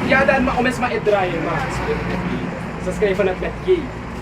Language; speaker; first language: Dutch; non-native, local second language; Sranan Tongo